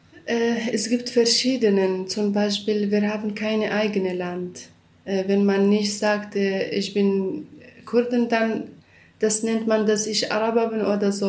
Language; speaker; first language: German; non-native, learner; Kurdish